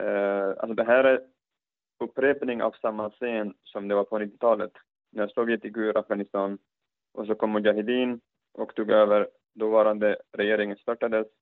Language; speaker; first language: Swedish; non-native, fluent; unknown